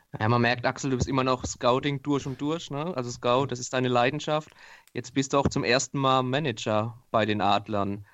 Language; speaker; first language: German; native; German